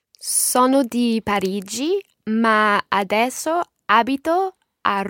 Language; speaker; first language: Italian; non-native, learner; English